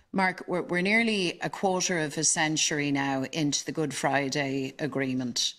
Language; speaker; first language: English; native; English